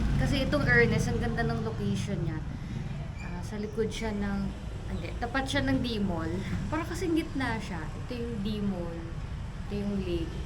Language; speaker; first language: Filipino; native; Filipino